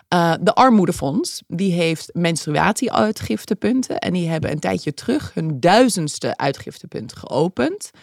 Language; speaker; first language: Dutch; early bilingual, other home language; English